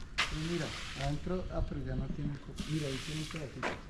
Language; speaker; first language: Spanish; native; Spanish